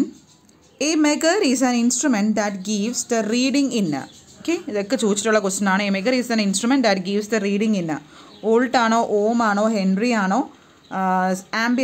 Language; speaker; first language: English; non-native, local second language; Malayalam